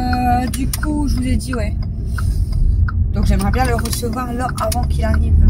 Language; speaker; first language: French; native; French